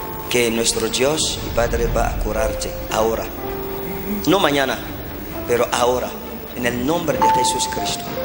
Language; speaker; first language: Spanish; non-native, learner; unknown